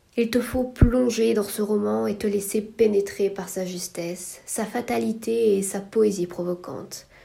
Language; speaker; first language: French; native; French